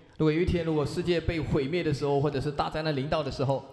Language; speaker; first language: Chinese; native; Chinese